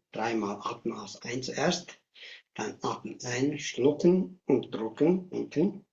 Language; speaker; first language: German; non-native, learner; Tibetan